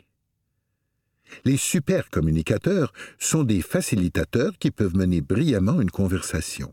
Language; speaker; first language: French; native; French